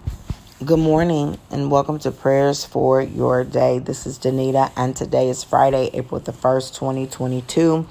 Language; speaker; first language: English; native; English